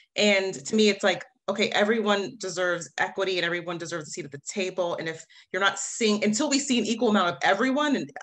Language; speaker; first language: English; native; English